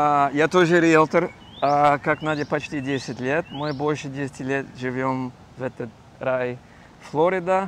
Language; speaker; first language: Russian; non-native, fluent; English